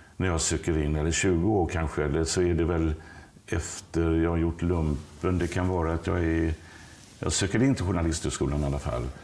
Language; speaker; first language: Swedish; native; Swedish